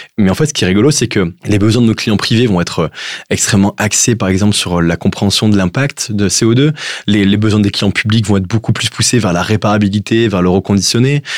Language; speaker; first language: French; native; French